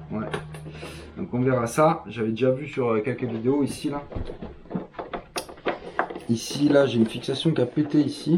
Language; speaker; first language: French; native; French